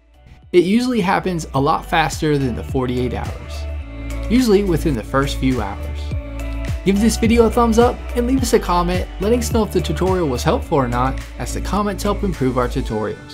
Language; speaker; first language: English; native; English